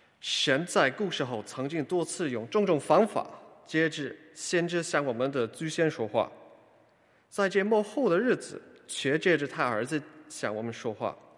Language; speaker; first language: Chinese; non-native, fluent; English